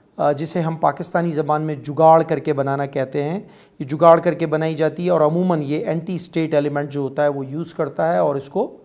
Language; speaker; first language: Urdu; non-native, local second language; Pashto